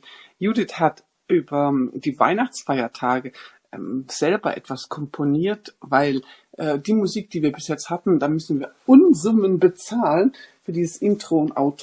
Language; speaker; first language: German; native; German